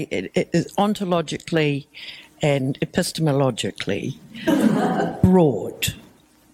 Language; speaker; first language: English; native; English